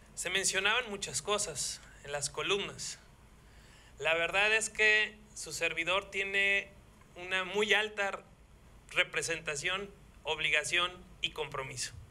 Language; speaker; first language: Spanish; native; Spanish